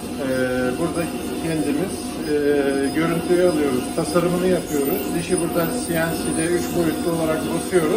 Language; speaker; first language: Turkish; native; Turkish